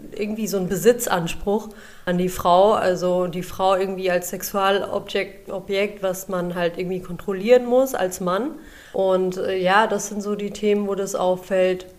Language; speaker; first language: German; early bilingual, other home language; Urdu